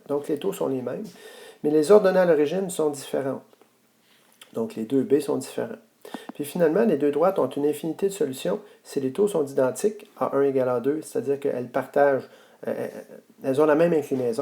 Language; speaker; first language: French; native; French